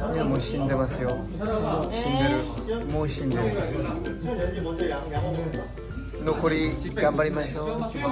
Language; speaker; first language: Japanese; non-native, fluent; Korean